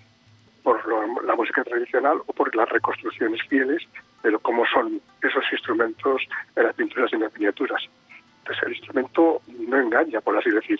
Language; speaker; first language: Spanish; native; Spanish